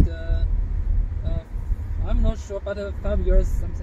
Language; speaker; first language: English; non-native, learner; Chinese